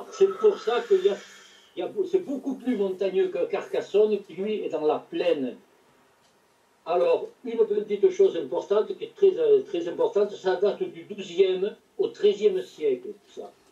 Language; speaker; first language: French; native; French